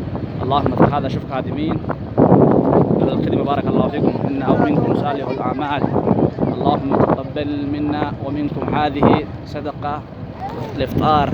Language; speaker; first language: Arabic; non-native, learner; Oromo